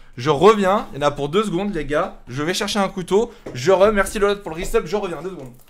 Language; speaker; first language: French; native; French